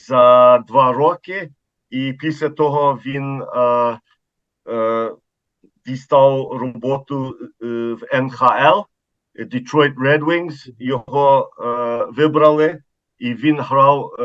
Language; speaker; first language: Ukrainian; early bilingual, heritage; Ukrainian